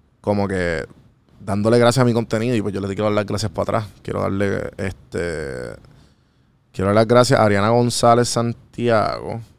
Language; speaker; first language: Spanish; native; Spanish